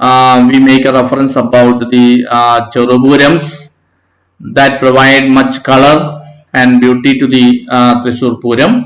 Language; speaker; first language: English; non-native, local second language; Malayalam